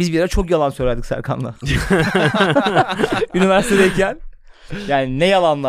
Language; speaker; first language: Turkish; native; Turkish